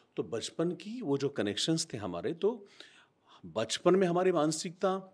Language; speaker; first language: Hindi; non-native, local second language; Marathi